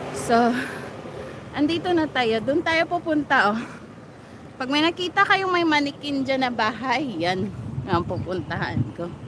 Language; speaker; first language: Filipino; native; Filipino